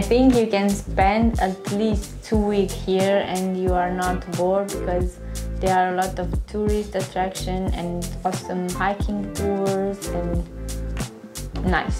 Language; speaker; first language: English; non-native, learner; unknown